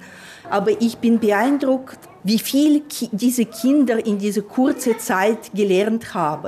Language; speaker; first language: German; non-native, fluent; Russian